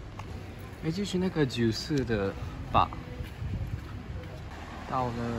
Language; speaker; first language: Chinese; non-native, fluent; Japanese